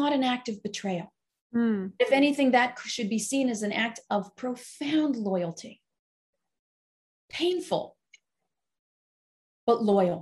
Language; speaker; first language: English; native; English